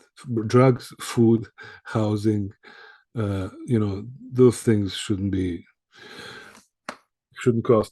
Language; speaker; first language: English; early bilingual, other home language; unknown